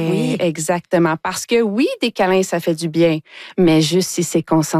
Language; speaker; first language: French; native; French